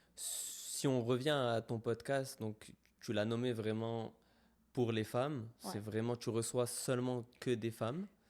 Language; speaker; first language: French; native; French